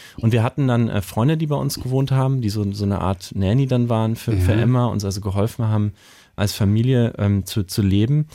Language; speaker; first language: German; native; German